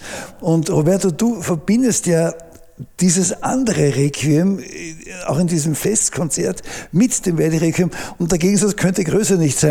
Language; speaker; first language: German; native; German